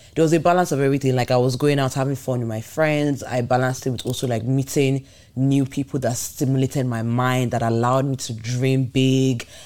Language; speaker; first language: English; non-native, local second language; Yoruba